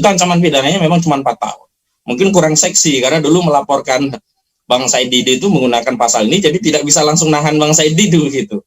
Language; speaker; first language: Indonesian; native; Indonesian